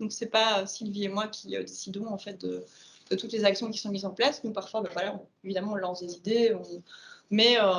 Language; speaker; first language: French; native; French